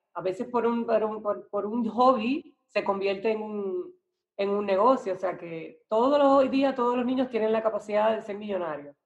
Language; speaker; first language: Spanish; native; Spanish